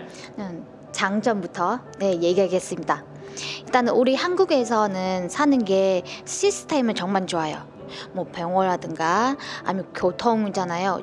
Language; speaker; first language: Korean; non-native, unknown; Vietnamese